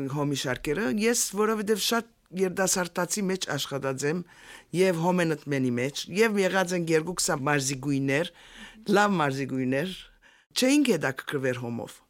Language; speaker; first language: Armenian; early bilingual, heritage; Armenian